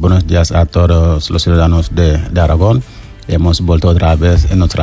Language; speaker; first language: Spanish; non-native, learner; Wolof